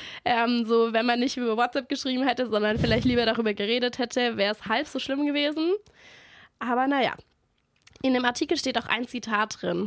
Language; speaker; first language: German; native; German